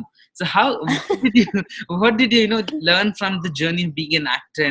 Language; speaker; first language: English; non-native, local second language; Marwari